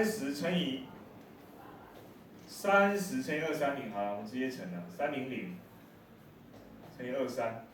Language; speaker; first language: Chinese; native; Chinese